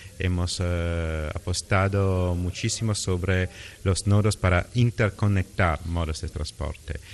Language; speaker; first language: Spanish; non-native, fluent; Italian